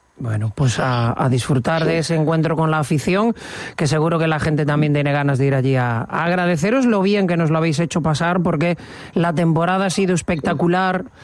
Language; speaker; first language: Spanish; native; Spanish